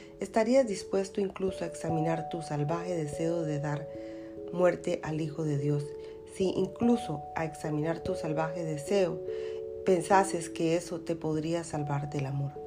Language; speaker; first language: Spanish; native; Spanish